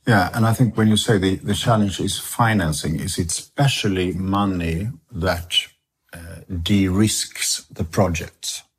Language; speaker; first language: English; non-native, fluent; Swedish